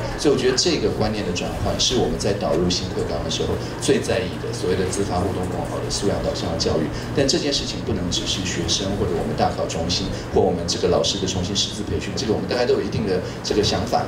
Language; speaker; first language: Chinese; native; Chinese